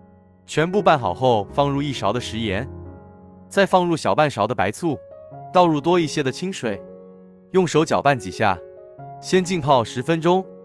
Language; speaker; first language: Chinese; native; Chinese